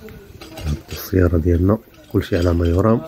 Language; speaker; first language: Arabic; native; Arabic